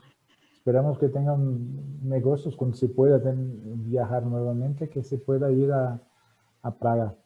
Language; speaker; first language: Spanish; non-native, fluent; Portuguese